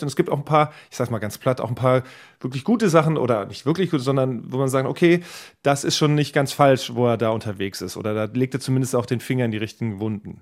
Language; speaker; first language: German; native; German